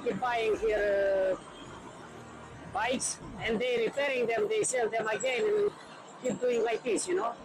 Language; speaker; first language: English; non-native, learner; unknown